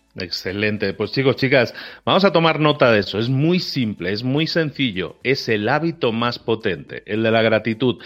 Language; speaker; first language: Spanish; native; Spanish